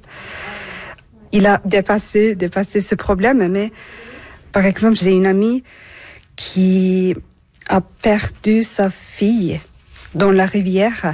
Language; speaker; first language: French; non-native, fluent; Turkish